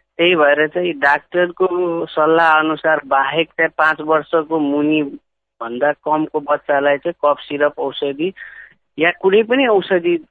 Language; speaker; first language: Nepali; non-native, local second language; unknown